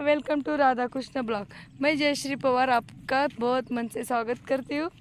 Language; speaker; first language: Hindi; non-native, local second language; Marathi